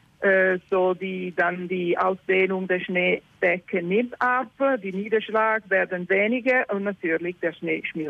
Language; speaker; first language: German; non-native, learner; Italian